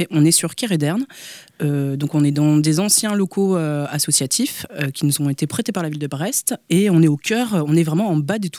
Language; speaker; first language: French; native; French